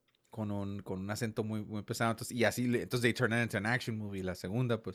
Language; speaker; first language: Spanish; early bilingual, heritage; Spanish